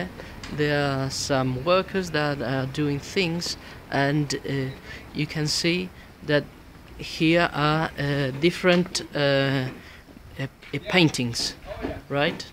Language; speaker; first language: English; non-native, learner; Spanish